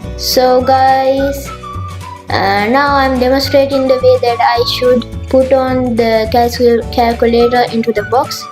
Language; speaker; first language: English; non-native, local second language; Sinhala